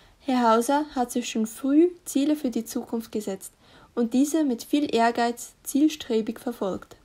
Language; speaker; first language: German; native; German